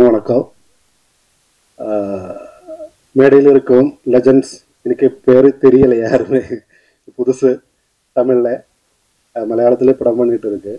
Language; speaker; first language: Tamil; non-native, learner; Malayalam